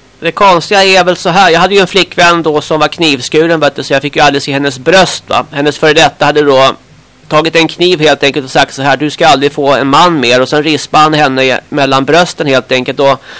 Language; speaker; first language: Swedish; native; Swedish